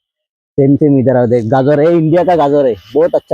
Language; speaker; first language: Hindi; non-native, learner; Bangla